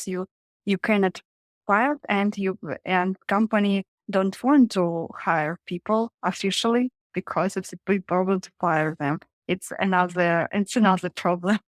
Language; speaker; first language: English; non-native, learner; Russian